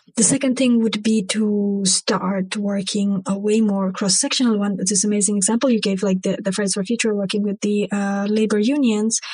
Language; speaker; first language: English; non-native, local second language; Bangla